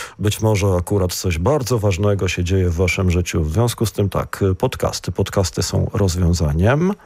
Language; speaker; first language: Polish; native; Polish